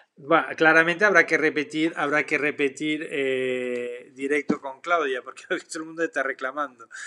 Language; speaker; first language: Spanish; non-native, fluent; French